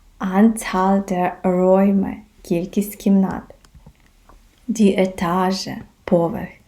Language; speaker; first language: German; non-native, fluent; Ukrainian